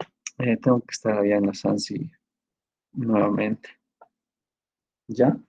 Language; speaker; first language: Spanish; native; Spanish